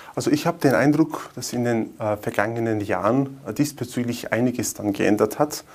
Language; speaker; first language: German; native; German